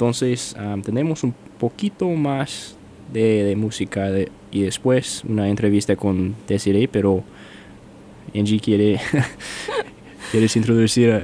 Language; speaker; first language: Spanish; non-native, learner; English